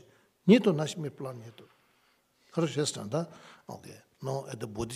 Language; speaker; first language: Russian; non-native, learner; Tibetan